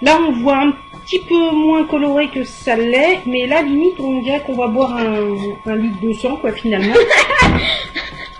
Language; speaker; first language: French; native; French